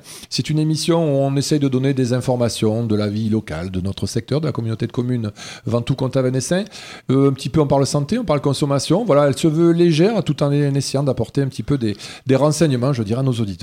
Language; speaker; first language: French; native; French